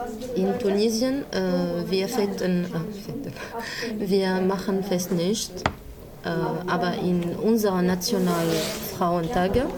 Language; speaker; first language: German; non-native, learner; Arabic